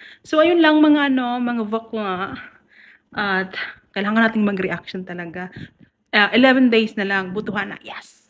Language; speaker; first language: Filipino; non-native, local second language; Cebuano